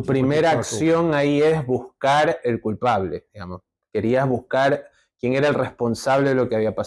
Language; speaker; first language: Spanish; native; Spanish